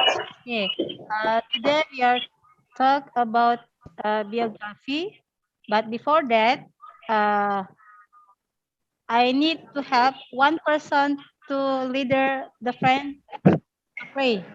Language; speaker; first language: English; non-native, learner; Indonesian